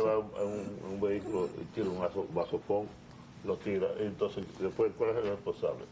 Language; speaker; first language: Spanish; native; Spanish